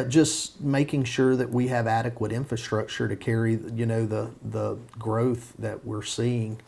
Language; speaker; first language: English; native; English